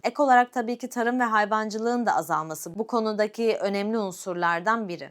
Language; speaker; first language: Turkish; native; Turkish